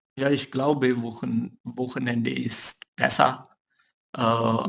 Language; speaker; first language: German; non-native, learner; Urdu